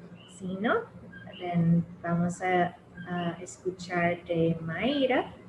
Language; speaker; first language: Spanish; non-native, fluent; English